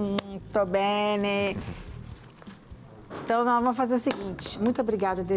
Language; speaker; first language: Portuguese; native; Portuguese